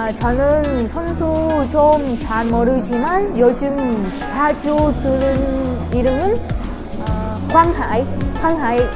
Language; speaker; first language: Korean; non-native, learner; Vietnamese